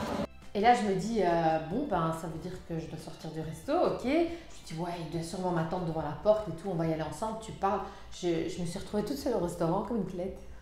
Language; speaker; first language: French; native; French